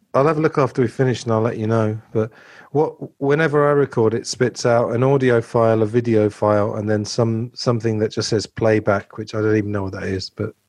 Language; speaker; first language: English; native; English